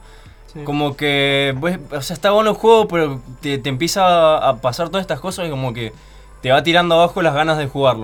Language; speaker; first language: Spanish; native; Spanish